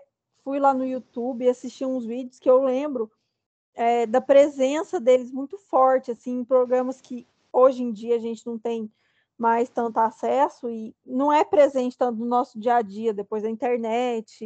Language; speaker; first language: Portuguese; native; Portuguese